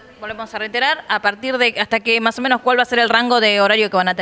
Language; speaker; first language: Spanish; native; Spanish